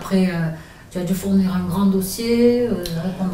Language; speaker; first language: French; native; French